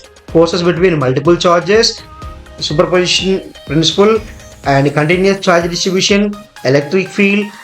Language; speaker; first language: English; non-native, local second language; Telugu